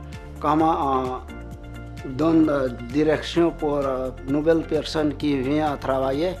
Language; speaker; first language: French; non-native, learner; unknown